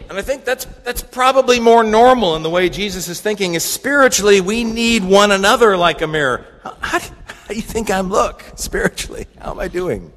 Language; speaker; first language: English; native; English